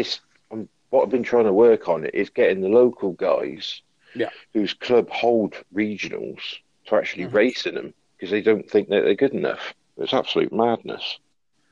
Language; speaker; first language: English; native; English